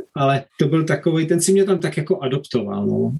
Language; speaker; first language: Czech; native; Czech